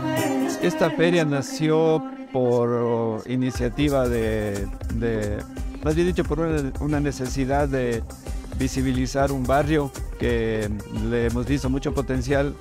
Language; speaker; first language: Spanish; native; Spanish